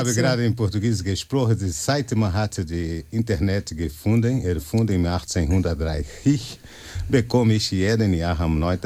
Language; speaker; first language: German; non-native, learner; Portuguese